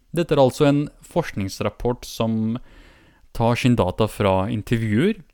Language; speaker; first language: Norwegian; early bilingual, other home language; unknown